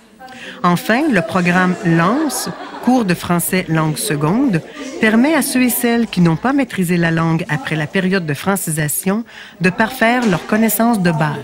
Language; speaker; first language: French; native; French